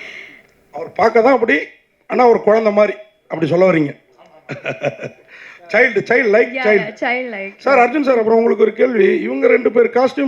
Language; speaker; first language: Tamil; native; Tamil